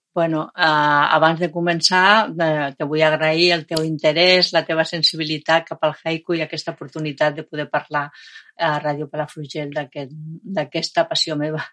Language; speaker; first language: Catalan; non-native, local second language; Spanish